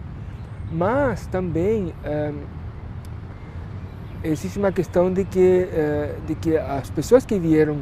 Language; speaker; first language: Portuguese; native; Portuguese